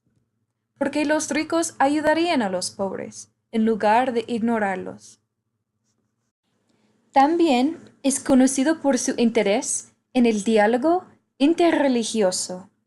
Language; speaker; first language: Spanish; non-native, fluent; English